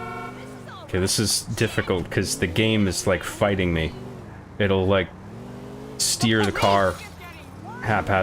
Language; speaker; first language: English; native; English